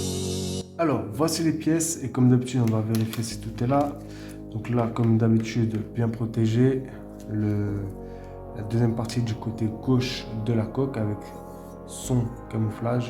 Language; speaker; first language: French; native; French